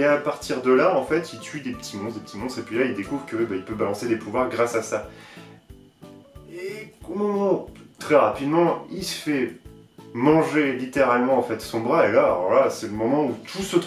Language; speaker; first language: French; native; French